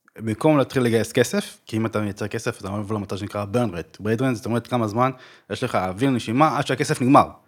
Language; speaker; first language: Hebrew; native; Hebrew